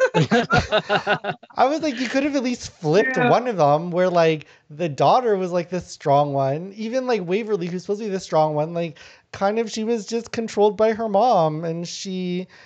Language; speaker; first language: English; non-native, fluent; Lao